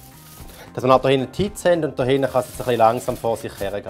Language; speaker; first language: German; native; German